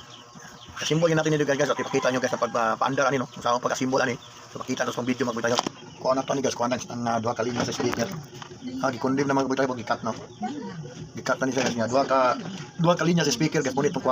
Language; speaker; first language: Cebuano; native; Cebuano